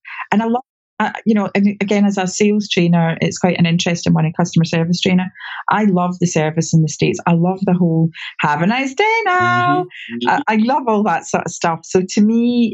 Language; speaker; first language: English; native; English